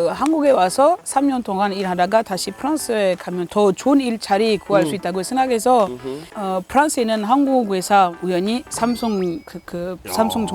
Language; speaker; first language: Korean; non-native, fluent; French